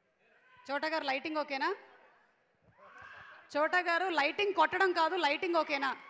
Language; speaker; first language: Telugu; native; Telugu